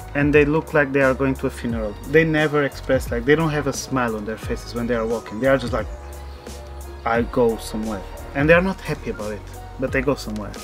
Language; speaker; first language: English; non-native, fluent; Portuguese